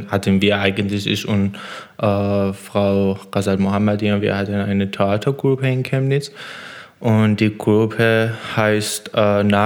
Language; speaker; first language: German; non-native, learner; Persian